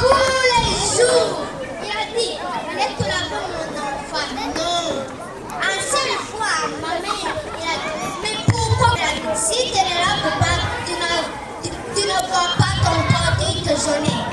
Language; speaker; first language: French; non-native, learner; Kinyarwanda